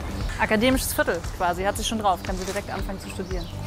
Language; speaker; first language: German; native; German